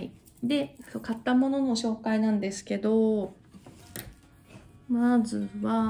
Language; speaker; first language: Japanese; native; Japanese